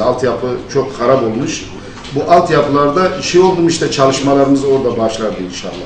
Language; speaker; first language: Turkish; non-native, fluent; Arabic